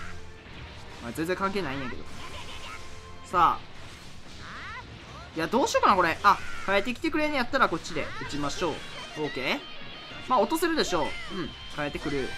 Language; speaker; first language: Japanese; native; Japanese